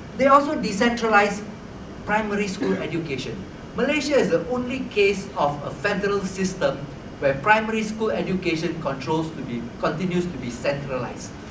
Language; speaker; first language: English; non-native, local second language; Malay